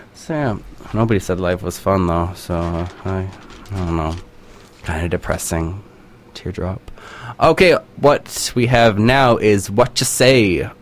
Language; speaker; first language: English; native; English